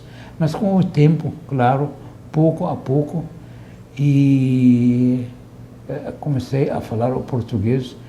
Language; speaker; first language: Portuguese; non-native, fluent; Arabic